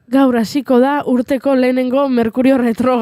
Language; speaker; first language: Basque; native; Basque